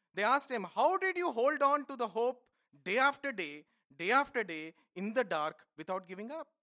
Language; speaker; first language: English; non-native, local second language; Telugu